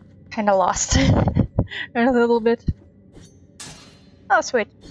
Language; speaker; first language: English; non-native, fluent; Russian